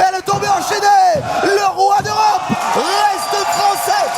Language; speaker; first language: French; native; French